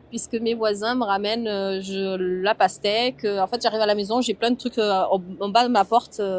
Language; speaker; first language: French; early bilingual, other home language; Portuguese